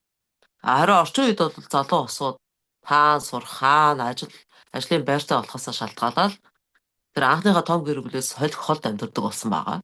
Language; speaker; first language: Mongolian; native; Mongolian